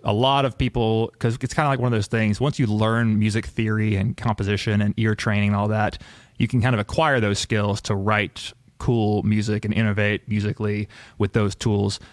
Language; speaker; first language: English; native; English